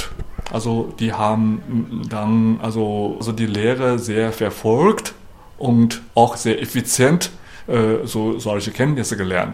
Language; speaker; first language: German; non-native, fluent; Chinese